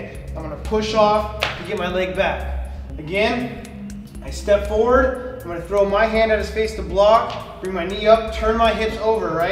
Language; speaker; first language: English; native; English